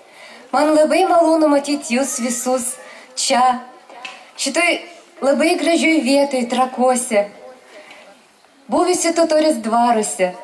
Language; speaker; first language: Lithuanian; non-native, fluent; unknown